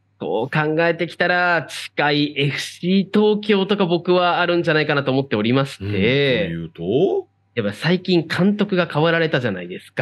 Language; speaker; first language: Japanese; native; Japanese